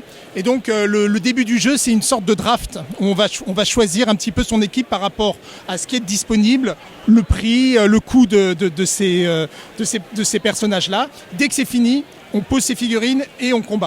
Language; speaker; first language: French; native; French